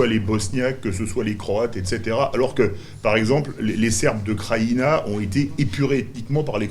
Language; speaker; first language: French; native; French